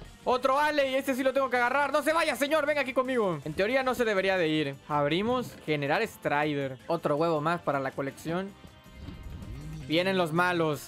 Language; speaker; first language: Spanish; native; Spanish